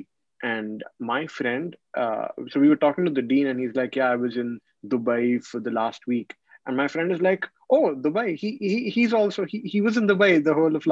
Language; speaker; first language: English; non-native, local second language; Hindi